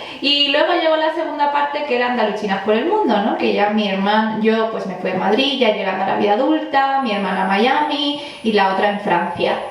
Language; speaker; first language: Spanish; early bilingual, other home language; Chinese